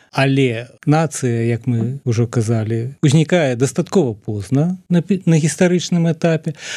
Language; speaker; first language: Belarusian; native; Belarusian